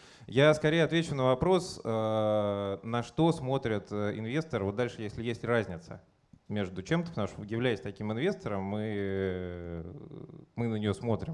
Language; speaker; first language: Russian; native; Russian